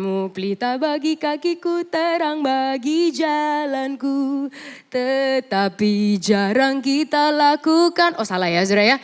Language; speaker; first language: Indonesian; native; Indonesian